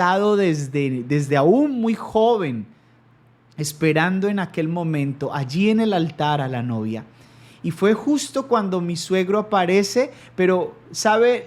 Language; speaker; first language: Spanish; native; Spanish